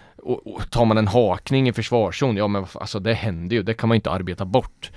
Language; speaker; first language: Swedish; native; Swedish